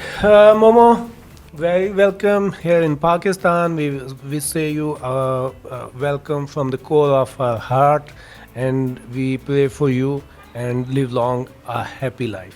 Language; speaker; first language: English; non-native, local second language; Urdu